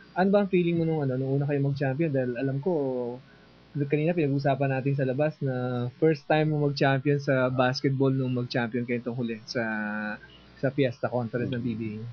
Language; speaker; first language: Filipino; native; Filipino